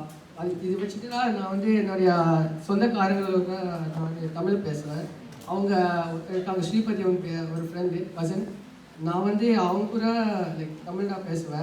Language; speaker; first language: Tamil; early bilingual, heritage; Tamil